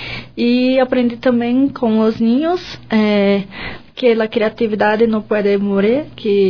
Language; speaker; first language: Spanish; non-native, learner; Portuguese